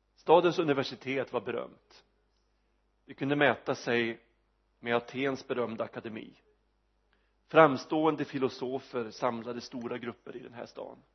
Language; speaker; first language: Swedish; native; Swedish